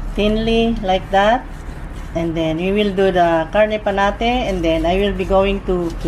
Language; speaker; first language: English; non-native, local second language; Filipino